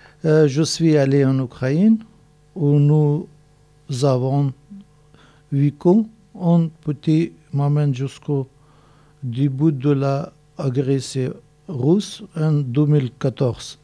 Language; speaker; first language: French; non-native, learner; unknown